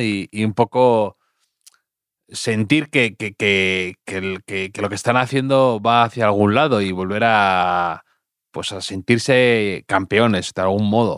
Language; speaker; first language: Spanish; native; Spanish